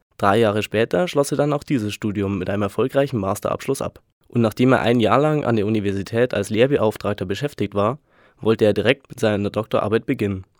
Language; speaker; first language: German; native; German